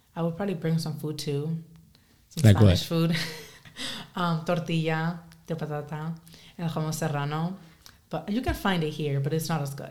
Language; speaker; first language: English; early bilingual, other home language; Spanish